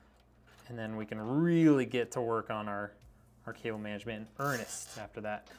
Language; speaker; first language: English; native; English